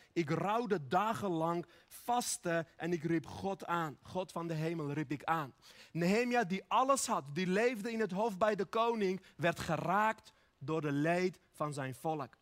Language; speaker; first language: Dutch; early bilingual, other home language; Armenian